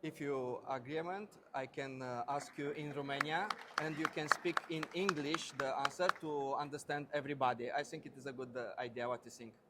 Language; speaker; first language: English; non-native, learner; Romanian